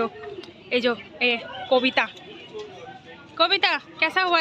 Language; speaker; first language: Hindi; non-native, local second language; Bangla